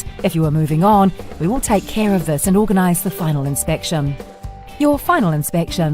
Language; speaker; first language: English; native; English